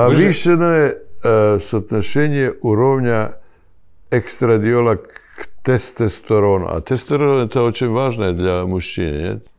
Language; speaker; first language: Russian; non-native, learner; Serbian